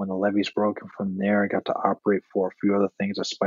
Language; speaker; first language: English; native; English